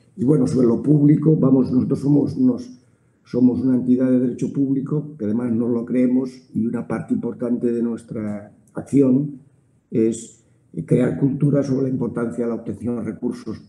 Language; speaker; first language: Spanish; native; Spanish